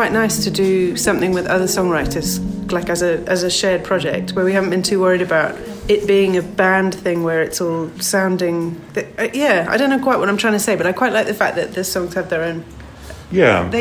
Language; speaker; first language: English; native; English